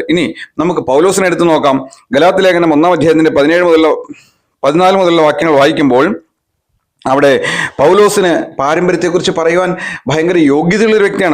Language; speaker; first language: Malayalam; native; Malayalam